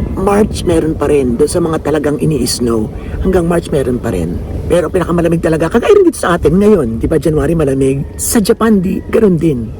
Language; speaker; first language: Filipino; native; Filipino